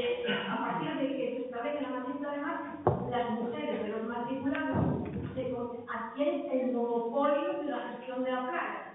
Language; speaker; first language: Spanish; native; Spanish